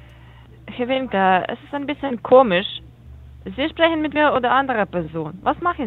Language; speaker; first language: German; non-native, learner; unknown